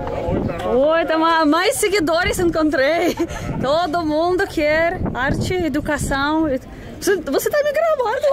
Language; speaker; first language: Portuguese; non-native, fluent; Russian